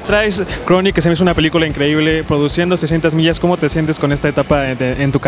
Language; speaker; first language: Spanish; native; Spanish